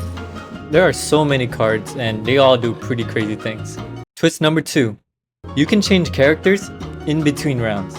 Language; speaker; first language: English; native; English